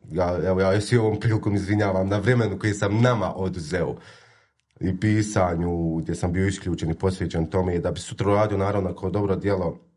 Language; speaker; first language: Croatian; native; Croatian